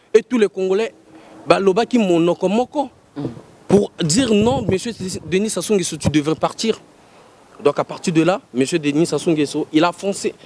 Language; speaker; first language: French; non-native, local second language; Lingala